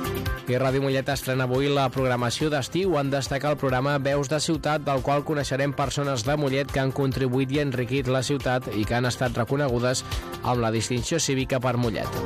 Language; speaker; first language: Catalan; native; Catalan